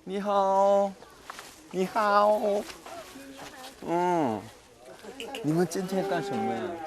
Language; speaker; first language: Chinese; non-native, fluent; Korean